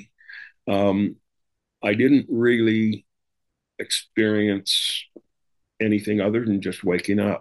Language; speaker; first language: English; native; English